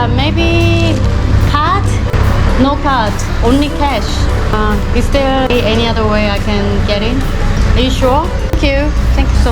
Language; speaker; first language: English; non-native, fluent; Korean